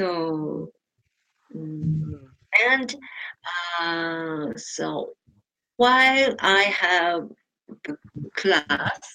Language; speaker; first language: English; non-native, learner; Japanese